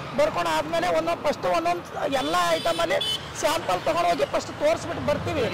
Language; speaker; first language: Kannada; non-native, local second language; Marathi